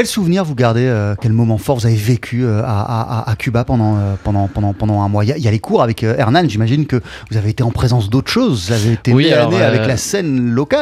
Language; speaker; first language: French; native; French